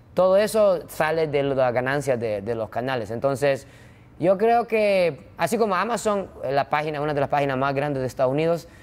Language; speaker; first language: Spanish; non-native, fluent; Japanese